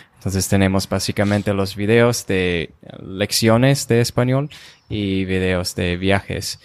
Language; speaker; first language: Spanish; non-native, fluent; English